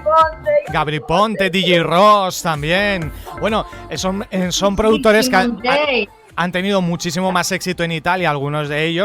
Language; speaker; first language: Spanish; native; Spanish